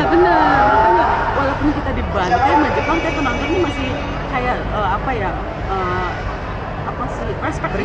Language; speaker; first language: Indonesian; native; Indonesian